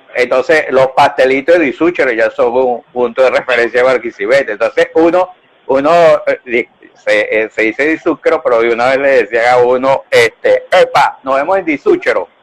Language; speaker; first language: Spanish; native; Spanish